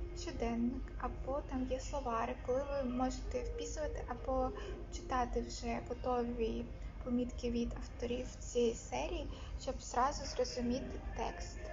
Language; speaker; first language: Ukrainian; non-native, local second language; Russian